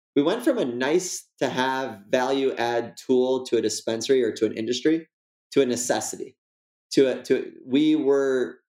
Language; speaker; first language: English; native; English